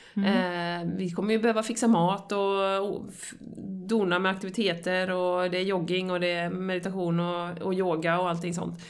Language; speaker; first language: Swedish; native; Swedish